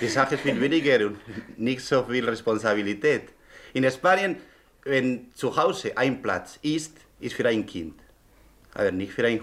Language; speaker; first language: German; non-native, learner; Spanish